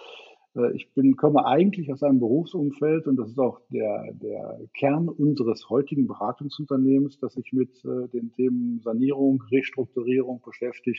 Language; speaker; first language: German; native; German